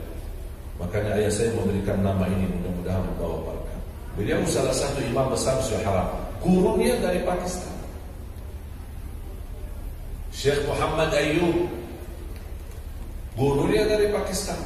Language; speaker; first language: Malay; non-native, fluent; Arabic